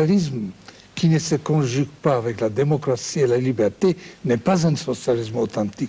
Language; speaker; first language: French; non-native, fluent; Czech